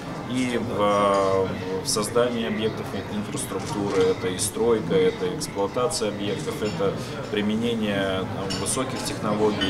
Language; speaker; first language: Russian; native; Russian